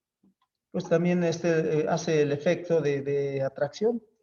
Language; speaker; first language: Spanish; native; Spanish